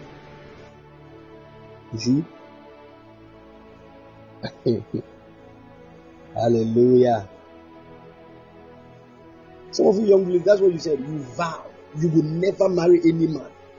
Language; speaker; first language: English; non-native, local second language; Akan